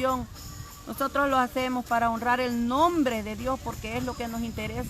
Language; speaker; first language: Spanish; native; Spanish